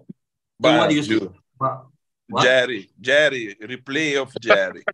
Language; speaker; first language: English; non-native, learner; Italian